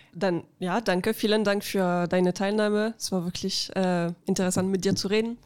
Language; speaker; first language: German; non-native, fluent; French